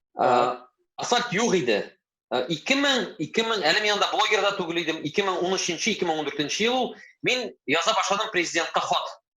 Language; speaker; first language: Tatar; native; Tatar